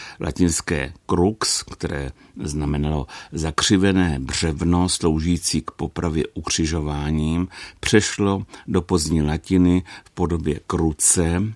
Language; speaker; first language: Czech; native; Czech